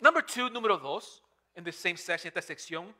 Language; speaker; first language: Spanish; non-native, fluent; English